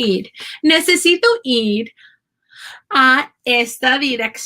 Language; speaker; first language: Spanish; non-native, fluent; English